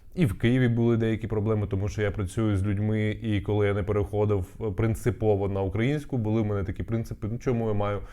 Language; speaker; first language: Ukrainian; non-native, local second language; Russian